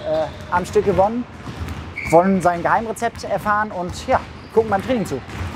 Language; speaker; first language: German; native; German